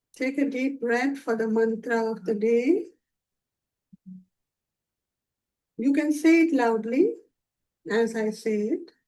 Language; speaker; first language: English; non-native, local second language; Hindi